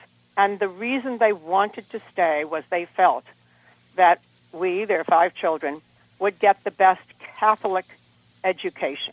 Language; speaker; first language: English; native; English